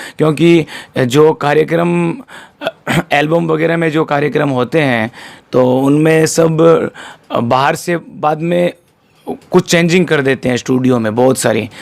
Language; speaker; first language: Hindi; non-native, local second language; Rajasthani